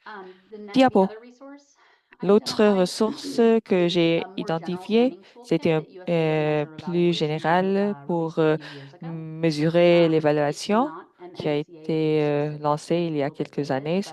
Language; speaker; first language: French; non-native, fluent; English